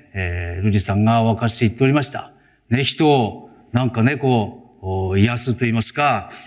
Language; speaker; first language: Japanese; native; Japanese